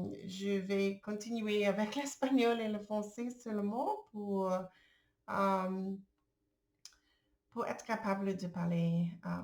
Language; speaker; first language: French; non-native, learner; English